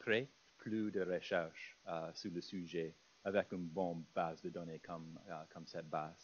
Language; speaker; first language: French; non-native, fluent; English